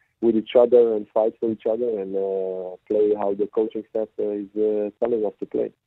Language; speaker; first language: English; non-native, fluent; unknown